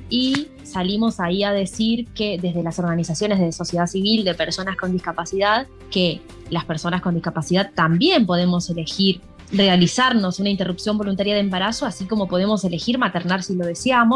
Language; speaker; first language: Spanish; native; Spanish